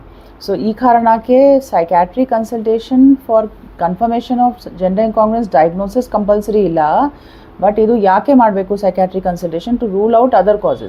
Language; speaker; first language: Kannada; non-native, learner; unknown